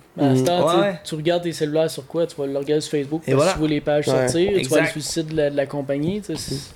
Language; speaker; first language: French; native; French